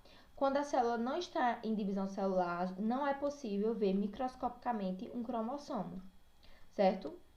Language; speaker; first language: Portuguese; native; Portuguese